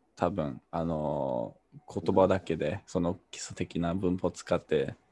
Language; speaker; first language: Japanese; non-native, fluent; English